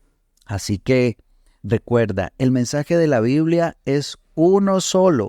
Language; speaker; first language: Spanish; native; Spanish